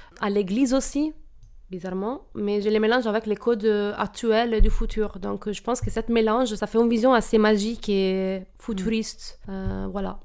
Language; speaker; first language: French; non-native, fluent; Italian